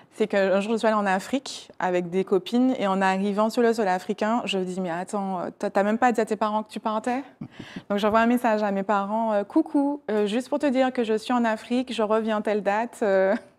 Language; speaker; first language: French; native; French